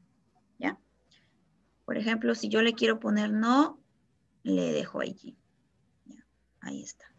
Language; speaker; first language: Spanish; native; Spanish